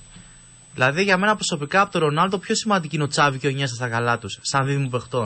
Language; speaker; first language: Greek; native; Greek